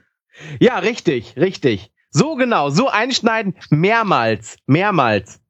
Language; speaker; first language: German; native; German